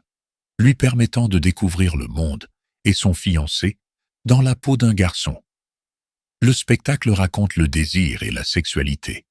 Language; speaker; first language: French; native; French